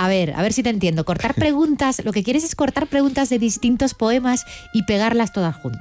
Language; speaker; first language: Spanish; native; Spanish